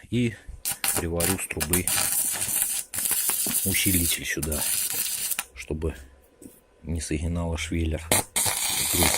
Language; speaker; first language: Russian; native; Russian